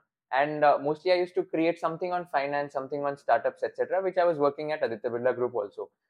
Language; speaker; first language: English; non-native, local second language; Hindi